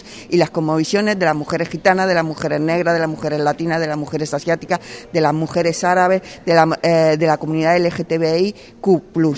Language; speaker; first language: Spanish; native; Spanish